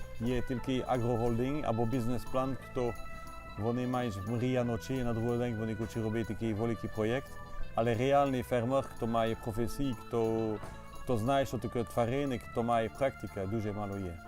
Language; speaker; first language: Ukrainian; non-native, learner; French